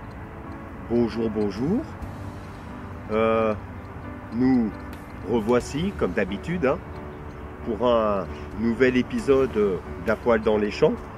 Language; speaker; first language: French; native; French